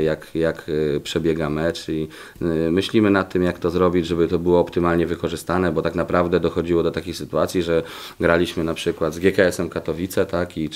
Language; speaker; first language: Polish; native; Polish